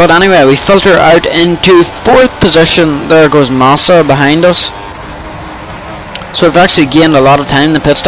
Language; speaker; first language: English; native; English